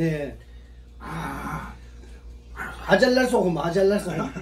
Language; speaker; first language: Korean; non-native, learner; Turkish